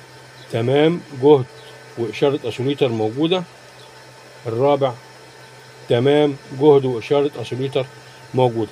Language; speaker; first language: Arabic; native; Arabic